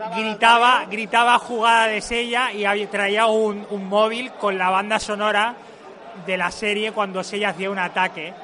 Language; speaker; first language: Spanish; non-native, local second language; Catalan